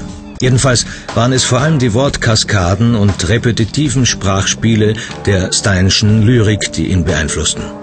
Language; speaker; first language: German; native; German